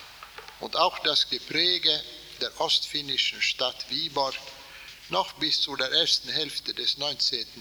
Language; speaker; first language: German; non-native, fluent; Swedish